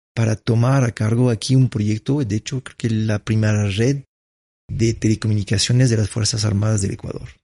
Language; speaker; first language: Spanish; non-native, fluent; French